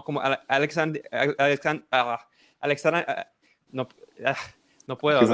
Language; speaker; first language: Spanish; non-native, fluent; English